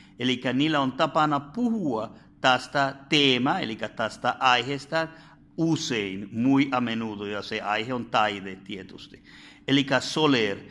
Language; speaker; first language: Finnish; non-native, fluent; Spanish